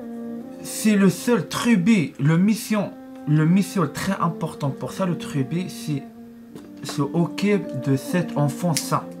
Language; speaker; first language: French; non-native, learner; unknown